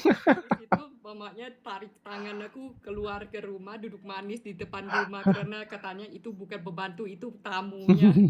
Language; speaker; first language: Indonesian; non-native, learner; Thai